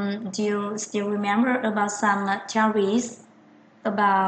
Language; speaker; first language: English; non-native, fluent; Vietnamese